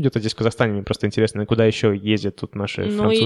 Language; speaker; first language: Russian; native; Russian